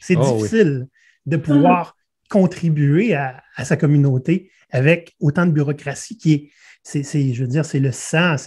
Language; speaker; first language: French; native; French